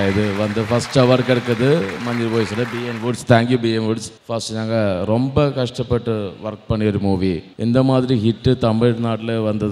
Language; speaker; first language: Tamil; non-native, learner; Malayalam